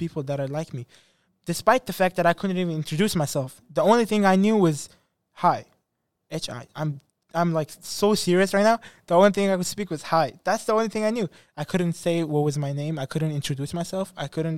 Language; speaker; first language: English; non-native, fluent; Persian